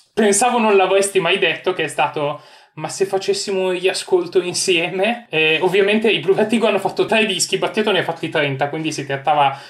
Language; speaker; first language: Italian; native; Italian